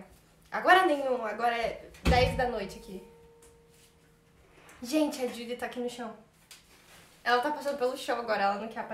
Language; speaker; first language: Portuguese; native; Portuguese